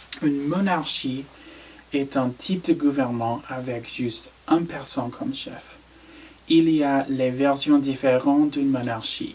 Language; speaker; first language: French; non-native, learner; English